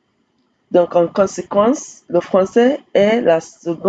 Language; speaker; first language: French; non-native, fluent; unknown